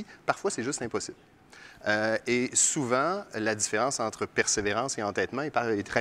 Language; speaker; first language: French; native; French